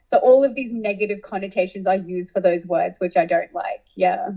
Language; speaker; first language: English; early bilingual, other home language; Hindi